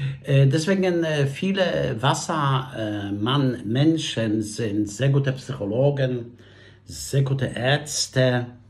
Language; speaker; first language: German; non-native, fluent; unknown